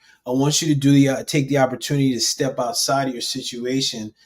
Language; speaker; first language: English; native; English